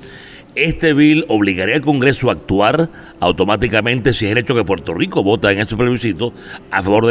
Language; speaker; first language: Spanish; native; Spanish